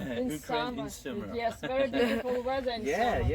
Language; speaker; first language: English; non-native, learner; Ukrainian